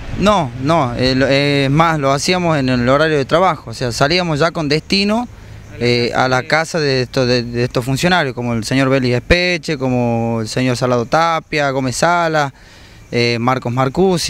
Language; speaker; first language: Spanish; native; Spanish